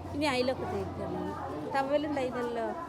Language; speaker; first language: Malayalam; native; Malayalam